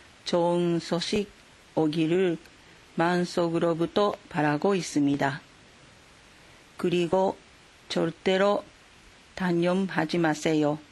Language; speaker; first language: Korean; non-native, fluent; Japanese